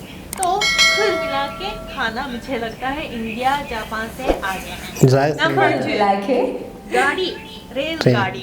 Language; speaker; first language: Hindi; non-native, fluent; Japanese